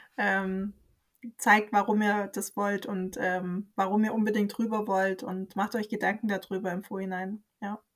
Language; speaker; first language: German; native; German